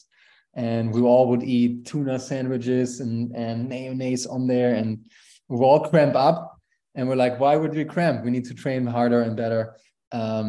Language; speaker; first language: English; non-native, fluent; German